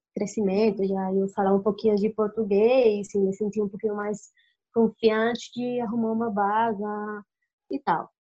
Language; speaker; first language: Portuguese; non-native, fluent; Spanish